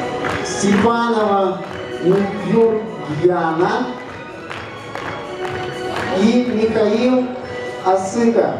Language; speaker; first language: Russian; native; Russian